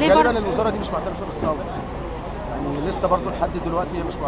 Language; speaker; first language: Arabic; native; Arabic